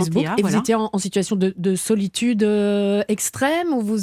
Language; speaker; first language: French; native; French